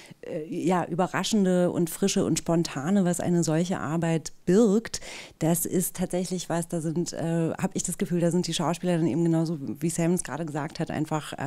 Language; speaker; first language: German; native; German